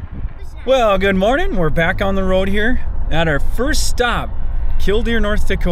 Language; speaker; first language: English; native; English